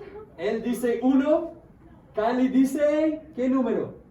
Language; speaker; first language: Spanish; non-native, fluent; English